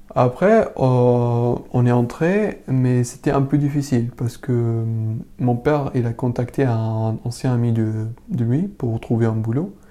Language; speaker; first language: French; non-native, learner; Arabic